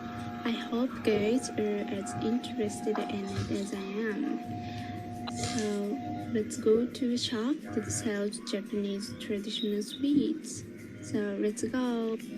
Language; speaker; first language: English; non-native, learner; Japanese